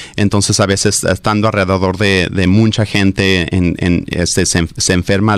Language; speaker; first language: Spanish; early bilingual, heritage; Spanish